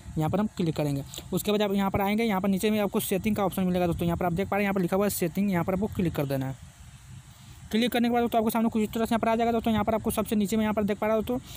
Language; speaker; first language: Hindi; native; Hindi